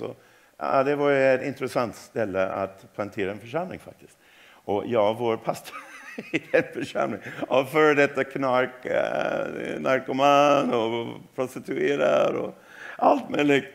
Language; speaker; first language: Swedish; non-native, fluent; English